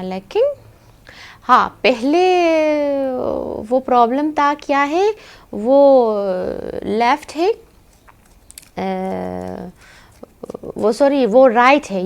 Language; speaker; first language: Hindi; non-native, learner; Arabic